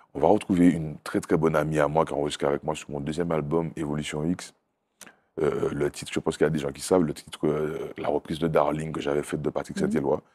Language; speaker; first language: French; native; French